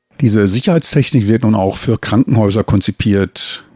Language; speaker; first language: German; native; German